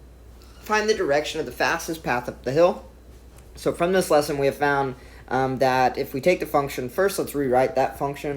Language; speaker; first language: English; native; English